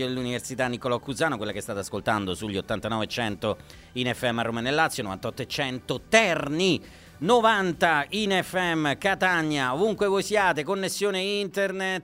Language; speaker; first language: Italian; native; Italian